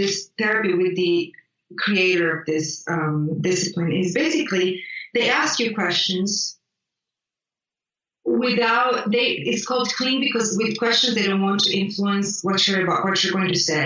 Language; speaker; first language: English; non-native, fluent; Italian